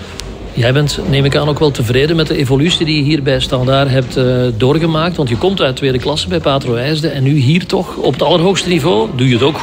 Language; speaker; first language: Dutch; native; Dutch